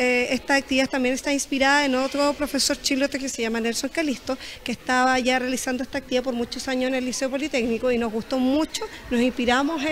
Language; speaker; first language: Spanish; native; Spanish